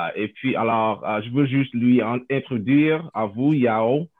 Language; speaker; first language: French; non-native, fluent; English